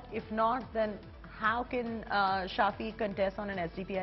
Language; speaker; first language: English; native; English